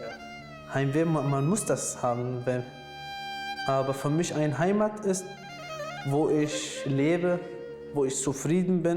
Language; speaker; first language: German; non-native, fluent; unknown